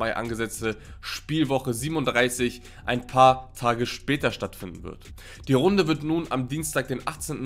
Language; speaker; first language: German; native; German